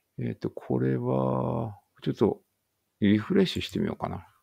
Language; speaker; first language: Japanese; native; Japanese